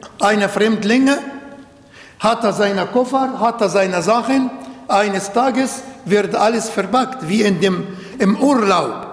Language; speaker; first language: German; non-native, learner; Arabic